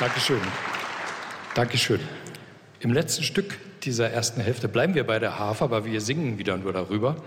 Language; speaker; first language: German; native; German